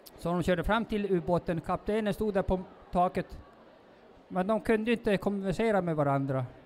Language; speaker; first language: Swedish; non-native, local second language; Northern Sami